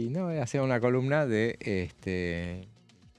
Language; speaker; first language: Spanish; native; Spanish